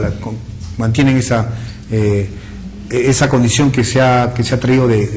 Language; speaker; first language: Spanish; native; Spanish